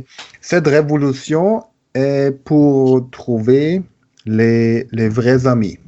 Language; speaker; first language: French; non-native, learner; German